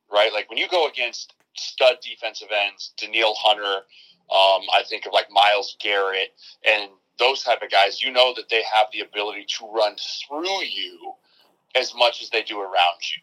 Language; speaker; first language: English; native; English